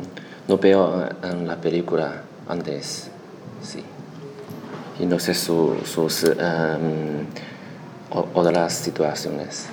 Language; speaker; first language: Spanish; non-native, learner; Chinese